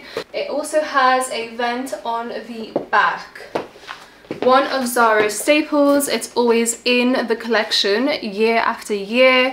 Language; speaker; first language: English; native; English